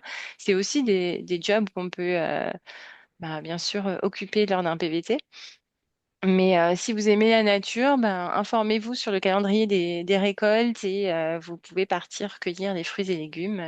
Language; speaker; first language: French; native; French